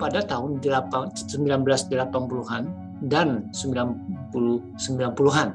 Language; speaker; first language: Indonesian; non-native, fluent; Japanese